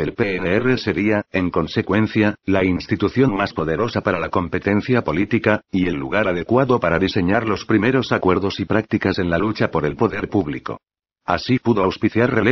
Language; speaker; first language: Spanish; native; Spanish